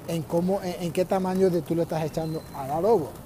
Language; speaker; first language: Spanish; early bilingual, other home language; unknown